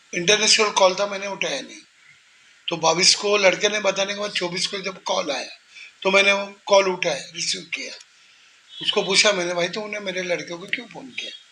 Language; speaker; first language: Hindi; non-native, local second language; Sindhi